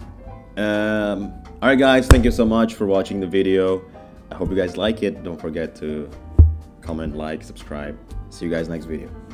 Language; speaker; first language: English; non-native, fluent; Indonesian